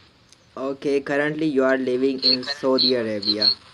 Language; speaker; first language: English; non-native, learner; Urdu